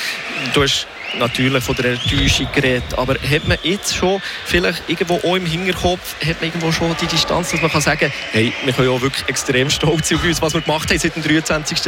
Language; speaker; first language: German; native; German